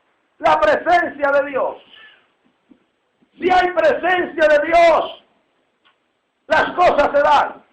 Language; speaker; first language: Spanish; native; Spanish